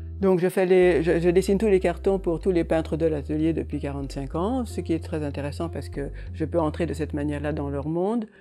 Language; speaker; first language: French; non-native, fluent; Hungarian